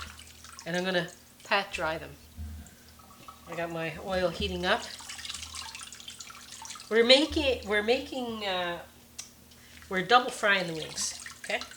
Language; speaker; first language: English; native; English